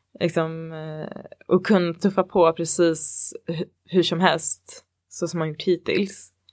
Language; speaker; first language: Swedish; early bilingual, other home language; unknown